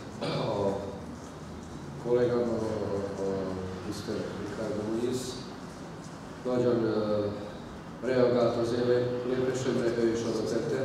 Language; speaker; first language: Hungarian; non-native, fluent; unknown